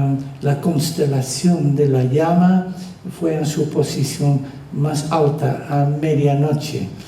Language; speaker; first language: Spanish; non-native, fluent; Dutch